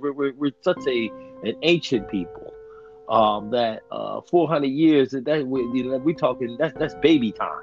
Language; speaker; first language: English; native; English